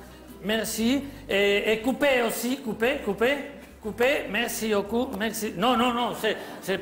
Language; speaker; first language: French; non-native, learner; Spanish